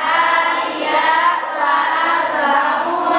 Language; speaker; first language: Arabic; non-native, learner; Indonesian